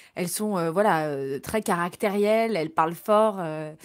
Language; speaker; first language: French; native; French